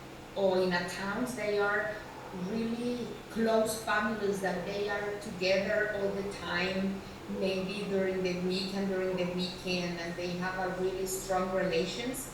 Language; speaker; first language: English; non-native, learner; Spanish